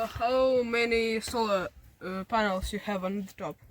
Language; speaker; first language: English; non-native, learner; Ukrainian